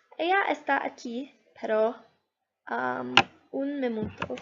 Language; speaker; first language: Spanish; non-native, learner; English